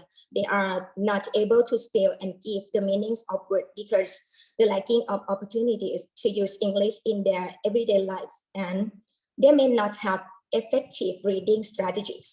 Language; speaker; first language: English; non-native, learner; Thai